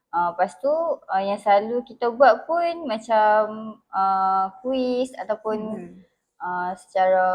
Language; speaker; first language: Malay; native; Malay